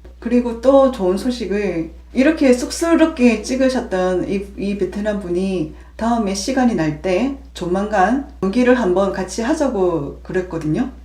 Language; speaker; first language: Korean; native; Korean